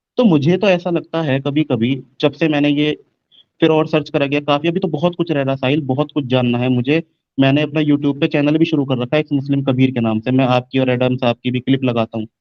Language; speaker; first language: Hindi; native; Hindi